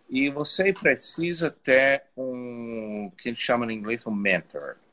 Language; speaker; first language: Portuguese; non-native, fluent; English